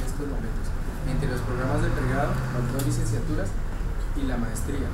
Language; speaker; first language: Spanish; native; Spanish